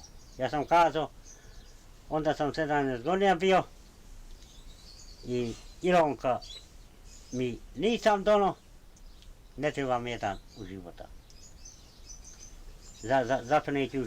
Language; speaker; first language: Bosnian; non-native, local second language; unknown